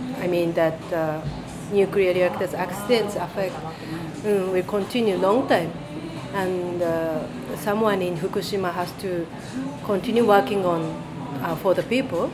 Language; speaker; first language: English; non-native, fluent; Japanese